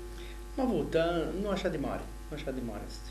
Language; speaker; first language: Romanian; non-native, fluent; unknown